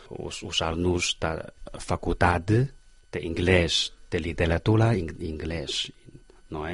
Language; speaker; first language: Portuguese; non-native, fluent; Chinese